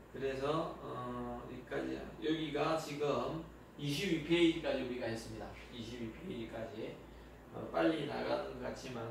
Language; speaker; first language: Korean; native; Korean